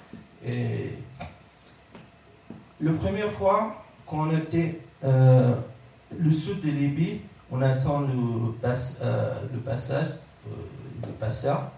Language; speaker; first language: French; non-native, learner; Arabic